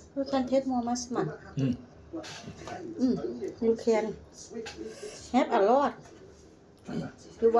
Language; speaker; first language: English; non-native, learner; Thai